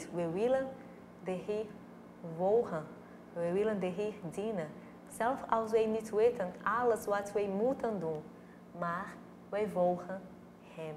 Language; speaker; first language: Dutch; non-native, fluent; Portuguese